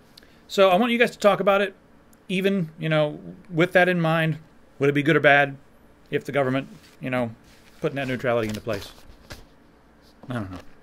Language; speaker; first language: English; native; English